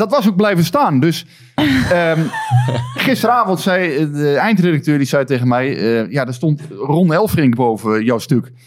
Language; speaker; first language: Dutch; native; Dutch